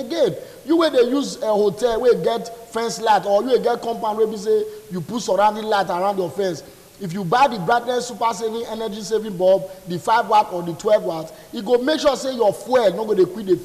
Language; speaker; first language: English; non-native, local second language; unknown